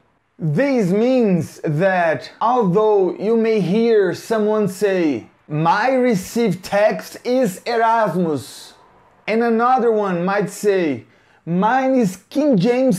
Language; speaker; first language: English; non-native, fluent; Portuguese